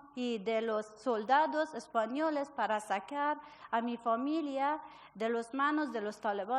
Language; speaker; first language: Spanish; non-native, learner; Persian